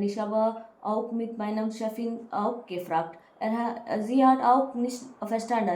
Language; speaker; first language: German; non-native, learner; Kannada